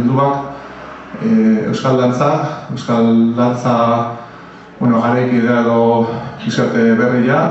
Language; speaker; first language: Basque; native; Basque